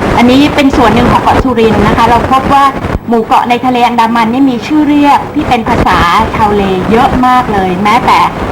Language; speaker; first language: Thai; native; Thai